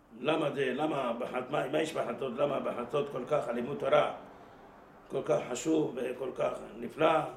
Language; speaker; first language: Hebrew; native; Hebrew